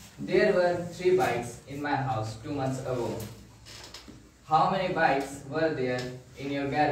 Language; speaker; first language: English; non-native, learner; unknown